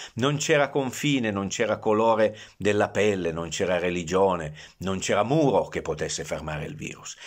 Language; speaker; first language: Italian; native; Italian